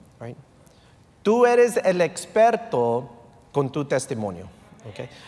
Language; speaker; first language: Spanish; early bilingual, heritage; Spanish